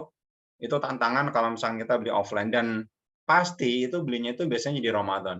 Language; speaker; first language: Indonesian; native; Indonesian